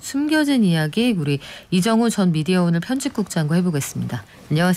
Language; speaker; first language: Korean; native; Korean